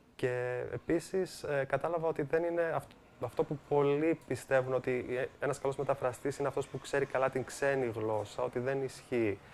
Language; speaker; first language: Greek; early bilingual, heritage; Greek